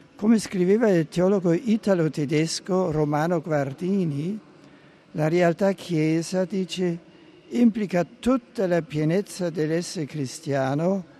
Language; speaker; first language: Italian; non-native, fluent; German